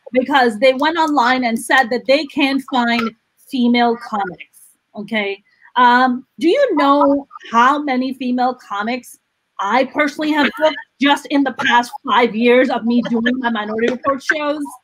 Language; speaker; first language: English; non-native, local second language; Urdu